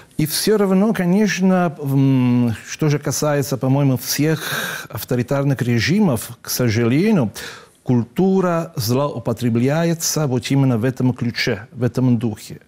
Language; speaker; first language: Russian; non-native, fluent; Italian